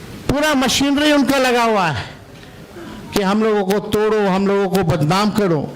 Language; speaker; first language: Hindi; native; Hindi